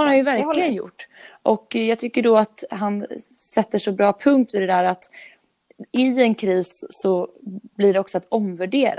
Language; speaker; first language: Swedish; native; Swedish